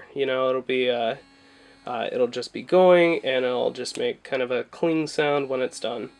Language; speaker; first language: English; native; English